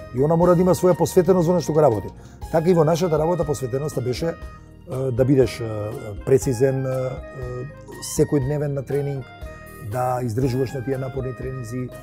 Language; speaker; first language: Macedonian; native; Macedonian